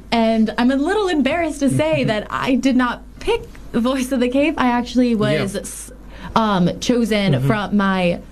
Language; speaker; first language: English; native; English